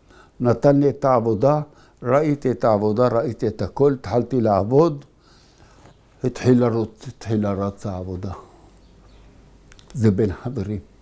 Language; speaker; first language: Hebrew; early bilingual, other home language; Arabic